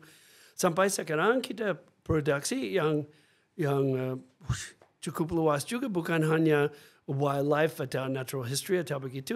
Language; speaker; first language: Indonesian; non-native, fluent; English